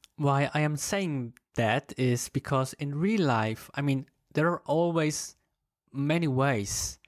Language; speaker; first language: English; non-native, fluent; Swiss German